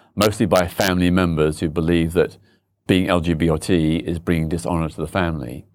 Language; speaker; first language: English; native; English